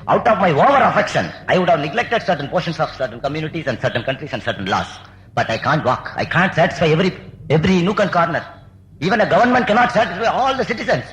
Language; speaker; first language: English; non-native, local second language; Tamil